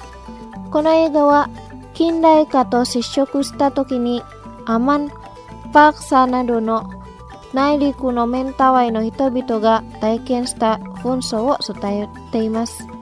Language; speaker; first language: Japanese; non-native, fluent; Indonesian